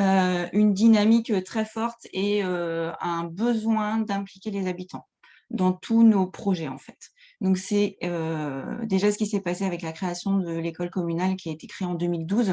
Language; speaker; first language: French; native; French